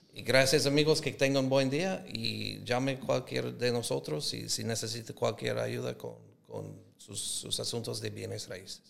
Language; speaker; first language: Spanish; non-native, fluent; English